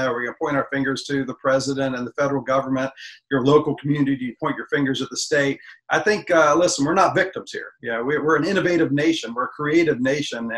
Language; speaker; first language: English; native; English